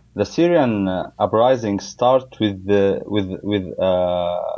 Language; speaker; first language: English; non-native, learner; Arabic